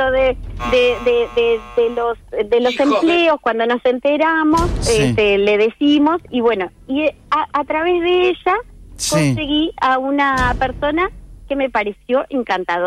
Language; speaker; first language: Spanish; native; Spanish